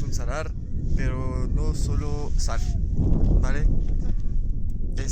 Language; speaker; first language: Spanish; non-native, learner; French